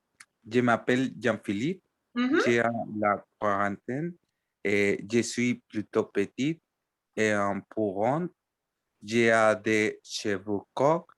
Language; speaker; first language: French; non-native, learner; Spanish